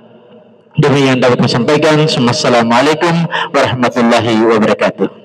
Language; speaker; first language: Indonesian; native; Indonesian